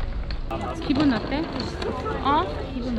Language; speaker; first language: Korean; non-native, fluent; Uzbek